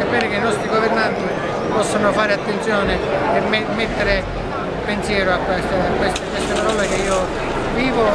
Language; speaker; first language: Italian; native; Italian